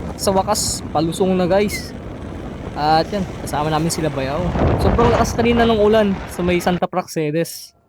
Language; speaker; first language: Filipino; non-native, local second language; Iloko